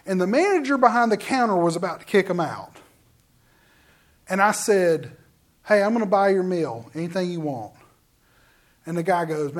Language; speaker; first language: English; native; English